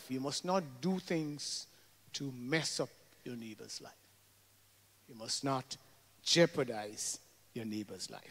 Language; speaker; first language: English; native; English